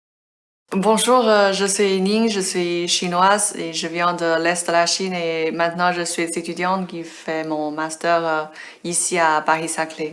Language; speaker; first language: French; non-native, fluent; Chinese